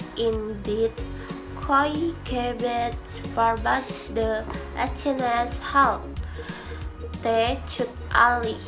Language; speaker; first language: Dutch; non-native, learner; Indonesian